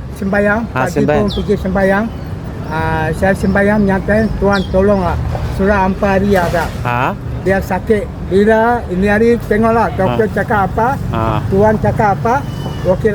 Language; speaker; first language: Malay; non-native, learner; Bangla